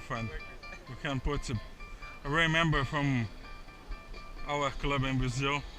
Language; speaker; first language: English; non-native, learner; Portuguese